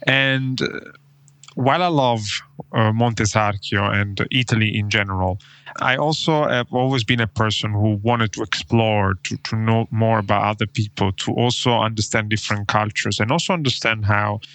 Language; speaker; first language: English; non-native, fluent; Italian